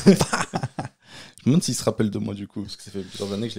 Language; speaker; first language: French; native; French